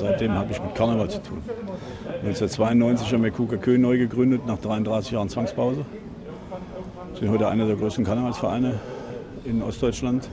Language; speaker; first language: German; native; German